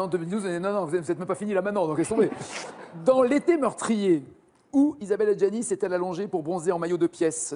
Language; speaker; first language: French; native; French